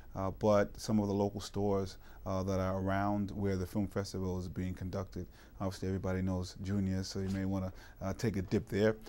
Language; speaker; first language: English; native; English